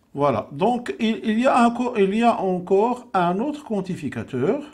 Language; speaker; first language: French; non-native, local second language; Arabic